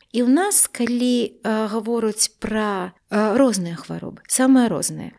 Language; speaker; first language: Belarusian; native; Belarusian